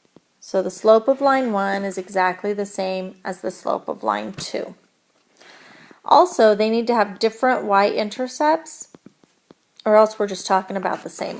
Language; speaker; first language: English; native; English